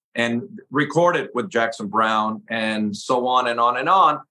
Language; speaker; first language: English; early bilingual, other home language; Spanish